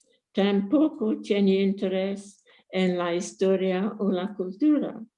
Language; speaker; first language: Spanish; non-native, fluent; English